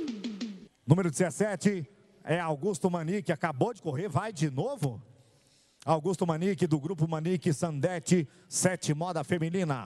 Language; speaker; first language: Portuguese; native; Portuguese